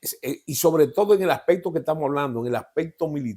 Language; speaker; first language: Spanish; native; Spanish